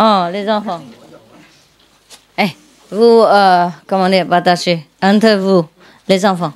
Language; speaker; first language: French; non-native, learner; Vietnamese